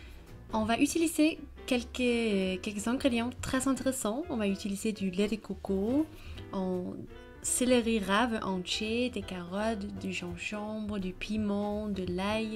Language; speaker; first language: French; non-native, fluent; Danish